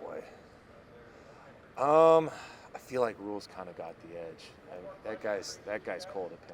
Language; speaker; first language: English; native; English